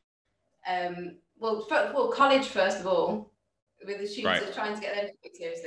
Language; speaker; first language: English; native; English